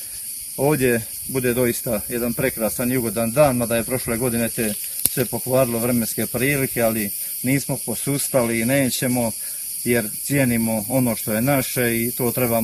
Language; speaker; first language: Bosnian; native; Bosnian